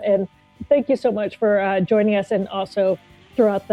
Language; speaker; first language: English; native; English